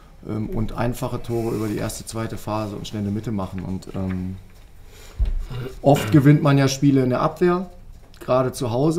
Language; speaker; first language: German; native; German